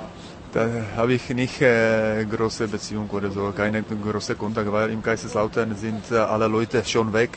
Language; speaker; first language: German; non-native, learner; Czech